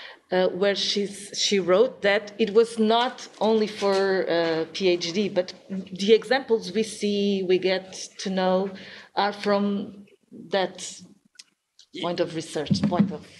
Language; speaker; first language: English; non-native, fluent; Portuguese